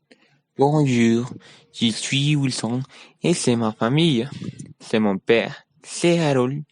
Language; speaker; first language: French; non-native, learner; Spanish